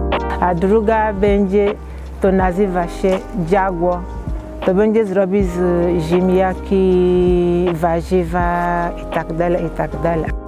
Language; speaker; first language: Polish; non-native, learner; Igbo